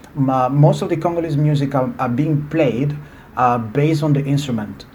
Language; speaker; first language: English; non-native, fluent; Lingala